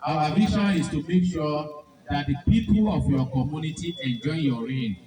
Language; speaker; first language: English; non-native, local second language; Yoruba